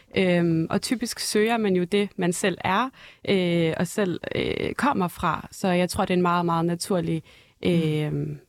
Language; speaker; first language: Danish; early bilingual, other home language; Arabic